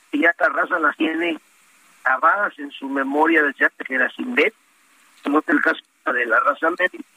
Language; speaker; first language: Spanish; native; Spanish